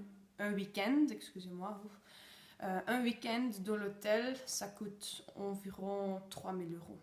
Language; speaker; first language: French; non-native, learner; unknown